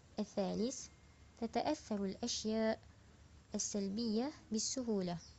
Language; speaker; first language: Arabic; non-native, learner; Malay